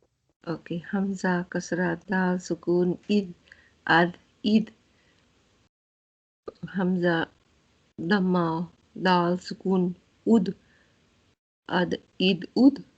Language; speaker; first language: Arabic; non-native, learner; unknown